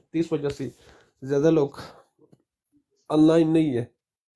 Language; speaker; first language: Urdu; non-native, local second language; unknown